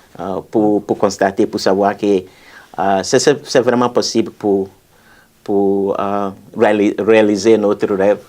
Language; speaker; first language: French; non-native, fluent; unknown